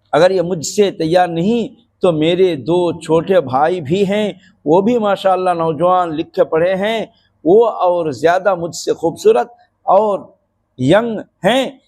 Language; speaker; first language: Urdu; non-native, fluent; Bangla